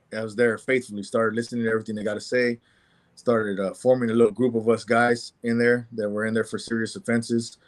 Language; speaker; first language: English; native; English